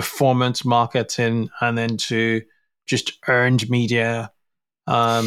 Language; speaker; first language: English; non-native, local second language; Yoruba